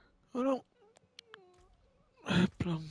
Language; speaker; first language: French; native; French